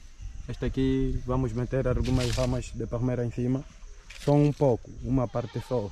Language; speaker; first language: Portuguese; non-native, fluent; Vietnamese